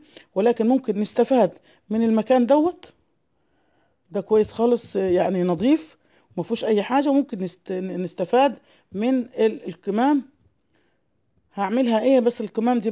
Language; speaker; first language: Arabic; native; Arabic